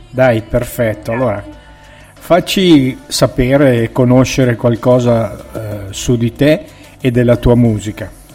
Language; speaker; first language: Italian; native; Italian